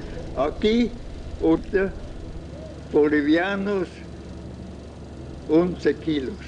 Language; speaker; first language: Spanish; non-native, fluent; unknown